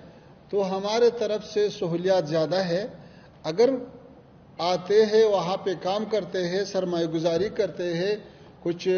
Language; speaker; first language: Hindi; non-native, learner; Pashto